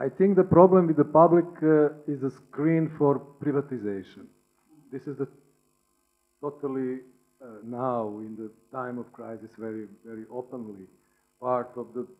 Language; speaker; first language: English; non-native, learner; Serbian